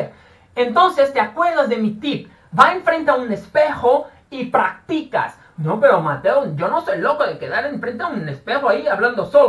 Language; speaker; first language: Spanish; non-native, fluent; Portuguese